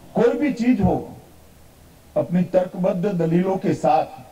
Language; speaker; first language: Hindi; non-native, local second language; Gujarati